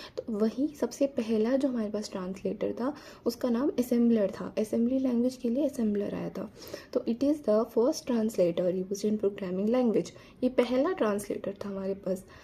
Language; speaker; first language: Hindi; native; Hindi